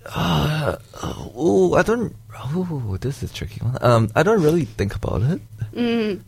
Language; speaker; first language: English; early bilingual, other home language; Chinese